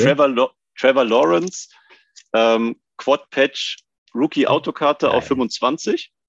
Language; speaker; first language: German; native; German